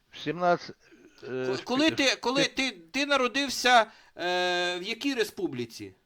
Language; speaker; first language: Ukrainian; native; Ukrainian